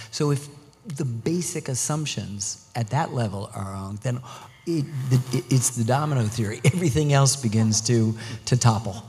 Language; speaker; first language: English; native; English